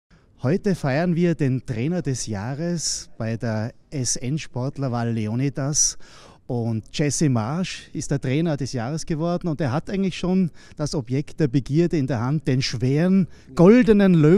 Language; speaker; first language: German; native; German